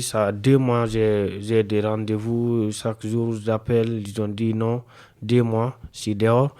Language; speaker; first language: French; non-native, learner; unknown